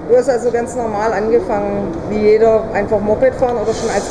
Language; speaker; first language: German; native; German